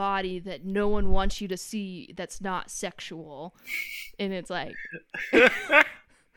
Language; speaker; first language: English; native; English